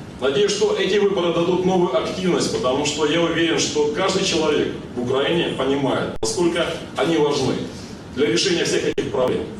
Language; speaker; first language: Russian; non-native, local second language; Ukrainian